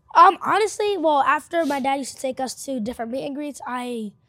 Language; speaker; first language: English; early bilingual, other home language; Spanish